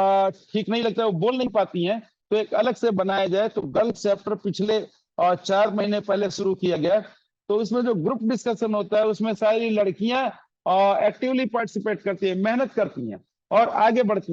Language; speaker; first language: Hindi; native; Hindi